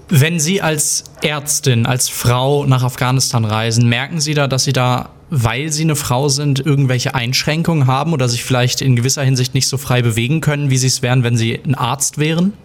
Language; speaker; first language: German; native; German